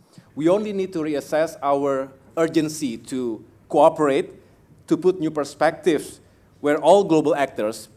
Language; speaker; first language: English; non-native, fluent; Indonesian